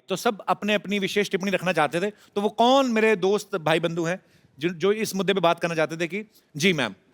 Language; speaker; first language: Hindi; non-native, local second language; Punjabi